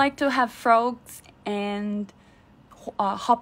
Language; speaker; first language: English; non-native, learner; Chinese